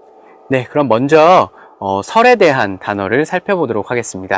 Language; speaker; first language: Korean; native; Korean